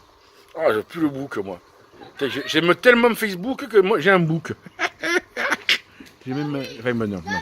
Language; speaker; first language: French; native; French